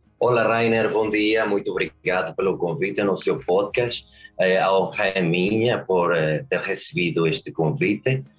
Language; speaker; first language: Portuguese; early bilingual, heritage; Spanish